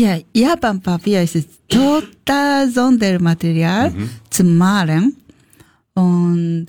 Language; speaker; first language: German; non-native, learner; Japanese